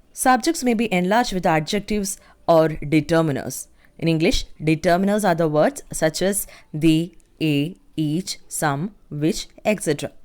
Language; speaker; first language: English; non-native, local second language; Malayalam